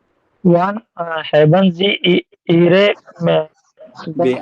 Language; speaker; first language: German; non-native, learner; Hindi